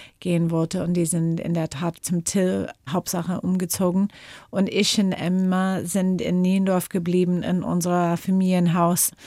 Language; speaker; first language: German; non-native, fluent; English